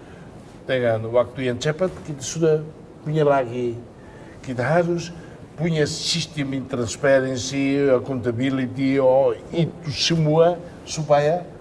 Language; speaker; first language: Indonesian; non-native, fluent; Tetum